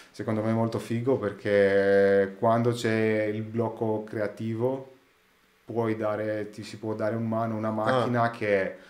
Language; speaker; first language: Italian; non-native, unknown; Greek